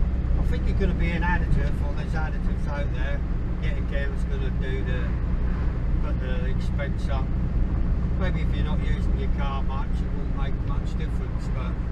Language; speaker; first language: English; native; English